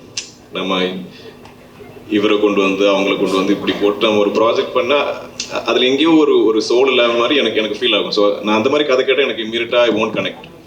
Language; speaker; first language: Tamil; non-native, local second language; Malayalam